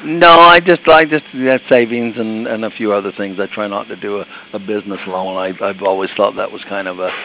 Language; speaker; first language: English; native; English